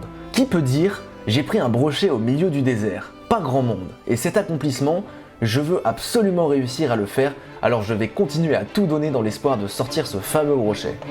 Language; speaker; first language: French; native; French